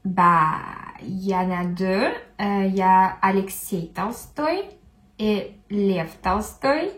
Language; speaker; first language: French; non-native, fluent; Russian